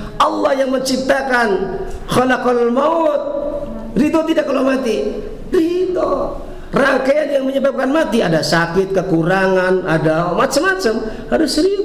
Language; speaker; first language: Indonesian; native; Indonesian